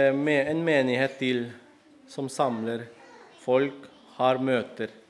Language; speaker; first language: Norwegian; non-native, fluent; Spanish